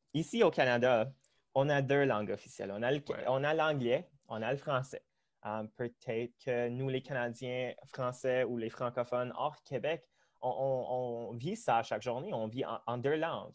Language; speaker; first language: French; non-native, local second language; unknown